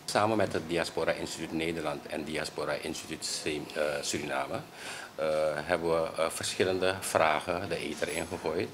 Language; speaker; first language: Dutch; native; Dutch